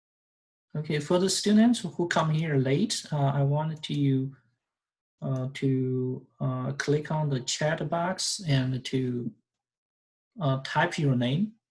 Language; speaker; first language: English; non-native, fluent; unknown